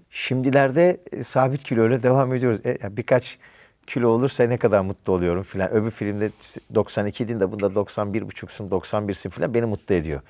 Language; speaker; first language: Turkish; native; Turkish